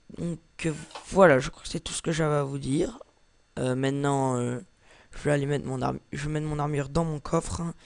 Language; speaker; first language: French; native; French